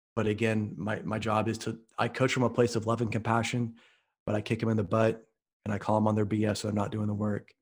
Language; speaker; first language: English; native; English